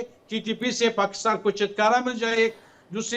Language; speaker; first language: Hindi; non-native, fluent; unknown